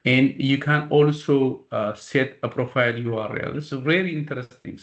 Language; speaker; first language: English; non-native, local second language; Amharic